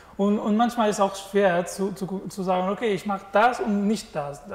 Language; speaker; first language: German; non-native, learner; Portuguese